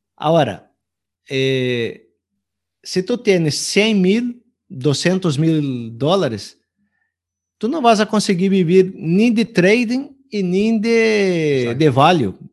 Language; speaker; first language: Spanish; non-native, fluent; Portuguese